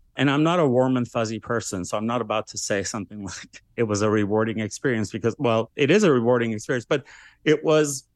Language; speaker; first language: English; early bilingual, other home language; Armenian